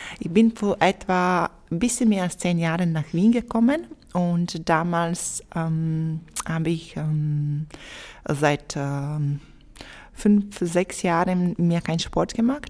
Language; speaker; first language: German; non-native, fluent; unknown